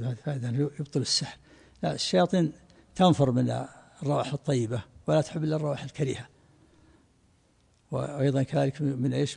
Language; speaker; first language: Arabic; native; Arabic